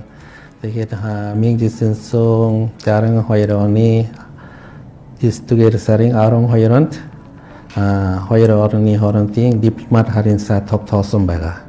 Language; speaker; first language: Mongolian; non-native, fluent; Lao